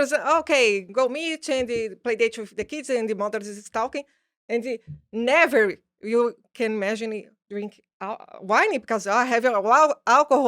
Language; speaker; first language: English; non-native, learner; Portuguese